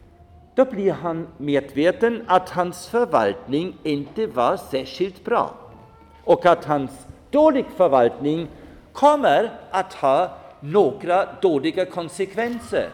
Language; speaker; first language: Swedish; non-native, fluent; German